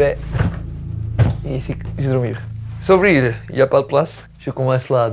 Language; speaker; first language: French; non-native, learner; Portuguese